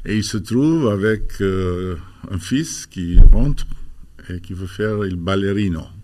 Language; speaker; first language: French; non-native, fluent; Albanian